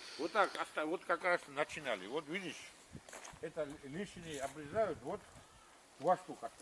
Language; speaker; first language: Russian; non-native, fluent; Georgian